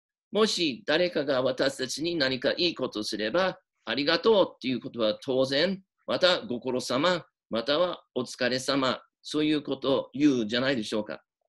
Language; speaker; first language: Japanese; native; Japanese